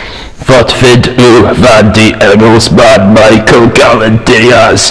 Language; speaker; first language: Dutch; non-native, learner; English